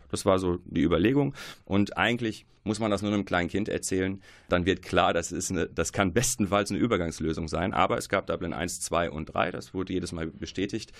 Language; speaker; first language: German; early bilingual, other home language; Arabic